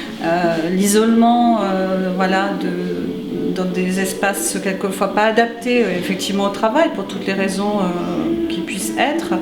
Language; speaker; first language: French; native; French